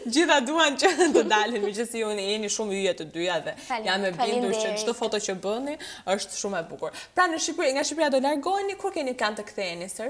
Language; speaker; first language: Albanian; native; Albanian